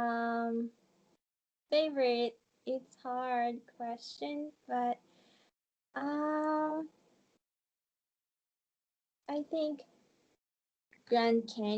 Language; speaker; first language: English; non-native, learner; Japanese